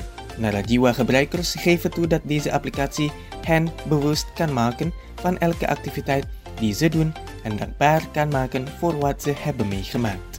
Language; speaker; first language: Dutch; non-native, fluent; Indonesian